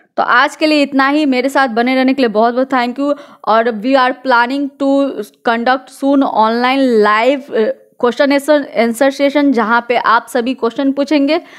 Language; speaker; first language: Hindi; native; Hindi